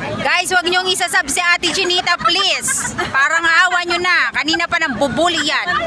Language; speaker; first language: Filipino; native; Filipino